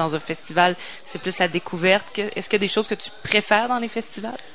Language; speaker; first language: French; native; French